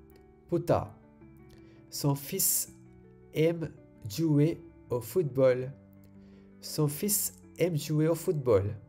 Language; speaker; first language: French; non-native, fluent; Sinhala